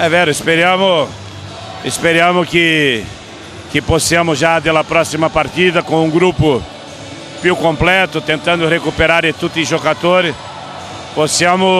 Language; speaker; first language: Italian; non-native, fluent; Portuguese